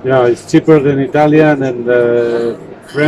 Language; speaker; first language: English; non-native, fluent; Spanish